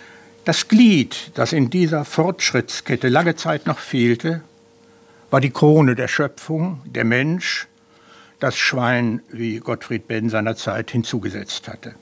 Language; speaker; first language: German; native; German